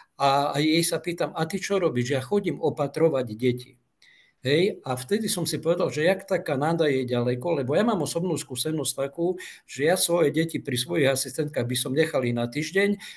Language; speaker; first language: Slovak; non-native, local second language; Rusyn